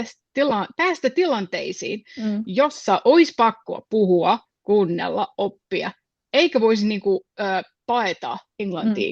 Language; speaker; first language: Finnish; non-native, fluent; English